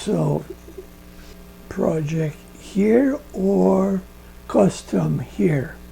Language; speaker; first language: English; non-native, learner; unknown